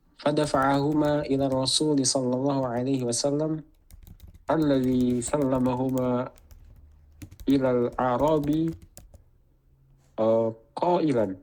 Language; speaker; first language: Arabic; non-native, learner; Indonesian